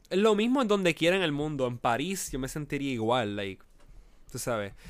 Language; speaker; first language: Spanish; early bilingual, heritage; Spanish